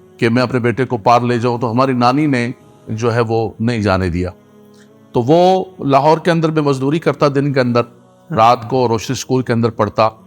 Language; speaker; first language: Urdu; non-native, local second language; Gujari